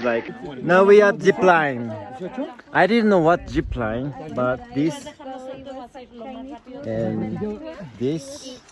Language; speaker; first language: English; non-native, learner; Japanese